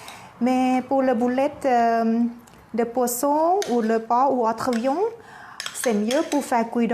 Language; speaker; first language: French; non-native, fluent; Thai